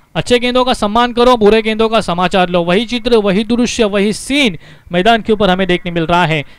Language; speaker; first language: Hindi; non-native, local second language; Marathi